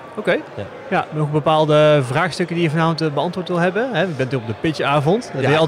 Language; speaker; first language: Dutch; native; Dutch